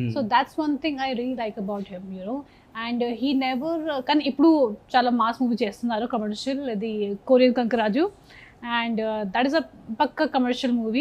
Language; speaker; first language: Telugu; non-native, local second language; Hindi